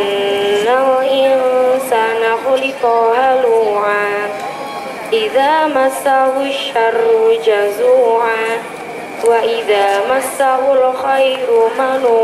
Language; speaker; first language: Arabic; non-native, learner; Indonesian